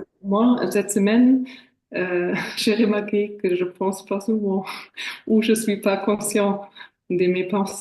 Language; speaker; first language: French; non-native, fluent; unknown